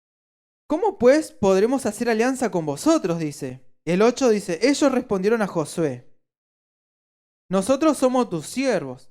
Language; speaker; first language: Spanish; native; Spanish